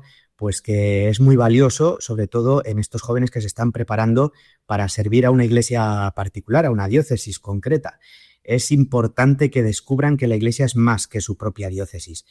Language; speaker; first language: Spanish; native; Spanish